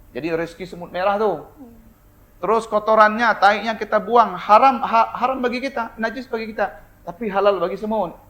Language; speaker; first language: Indonesian; non-native, local second language; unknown